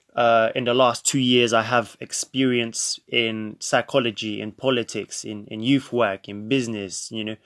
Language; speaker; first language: English; native; English